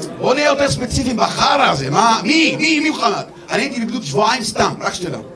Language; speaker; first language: Hebrew; non-native, local second language; Arabic